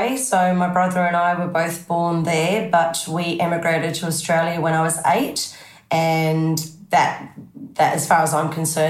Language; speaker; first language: English; native; English